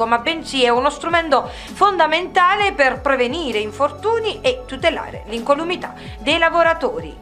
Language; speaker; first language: Italian; native; Italian